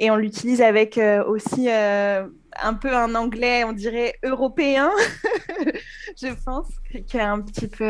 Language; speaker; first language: French; native; French